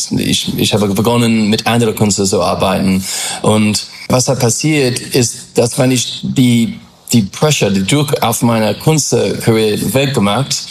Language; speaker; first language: German; non-native, fluent; English